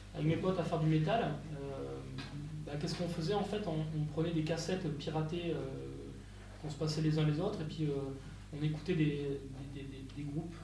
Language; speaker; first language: French; native; French